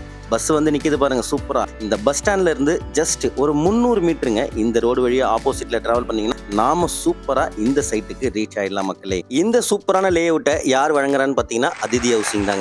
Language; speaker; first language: Tamil; native; Tamil